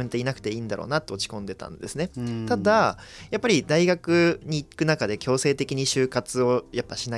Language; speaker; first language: Japanese; native; Japanese